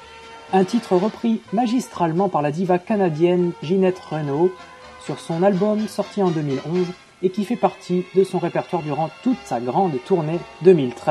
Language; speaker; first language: French; native; French